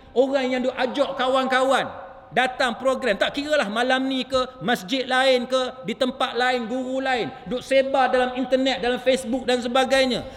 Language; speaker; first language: Malay; native; Malay